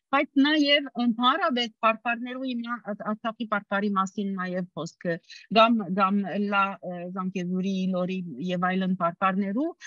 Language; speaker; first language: Armenian; early bilingual, heritage; Armenian